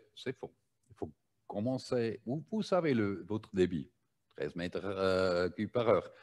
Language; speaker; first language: French; non-native, learner; German